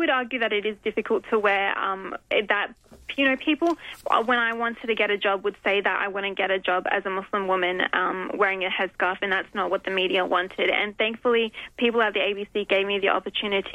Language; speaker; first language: English; native; English